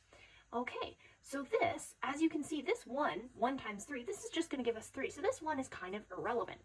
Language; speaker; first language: English; native; English